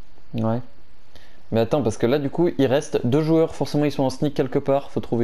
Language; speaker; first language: French; native; French